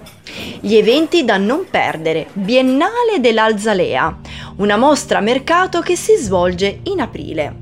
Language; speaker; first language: Italian; native; Italian